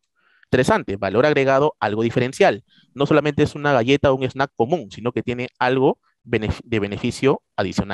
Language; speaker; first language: Spanish; native; Spanish